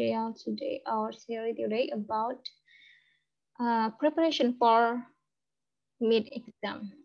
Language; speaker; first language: English; non-native, fluent; Indonesian